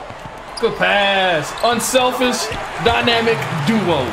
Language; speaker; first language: English; native; English